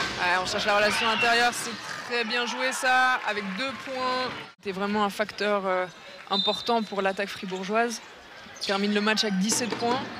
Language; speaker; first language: French; native; French